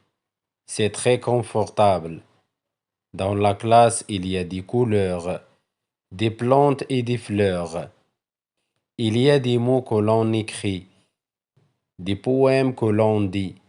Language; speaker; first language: French; non-native, local second language; Arabic